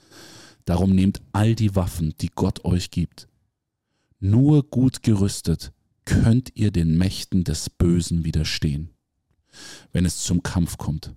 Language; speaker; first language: German; native; German